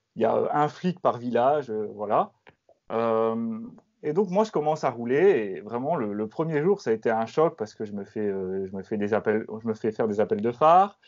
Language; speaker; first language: French; native; French